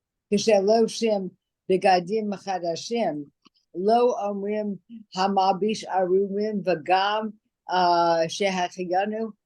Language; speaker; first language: Hebrew; non-native, learner; English